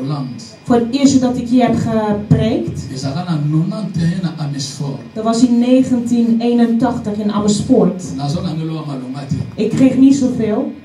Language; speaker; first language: Dutch; non-native, fluent; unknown